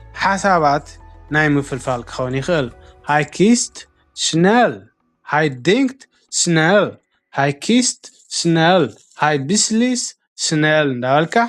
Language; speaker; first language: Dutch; non-native, fluent; Tigrinya